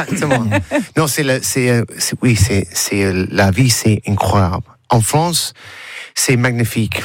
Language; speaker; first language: French; non-native, learner; English